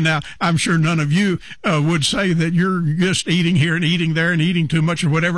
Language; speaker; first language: English; native; English